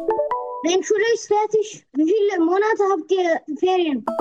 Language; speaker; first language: German; non-native, learner; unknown